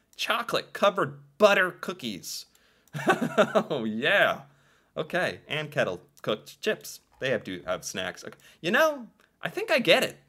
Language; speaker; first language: English; native; English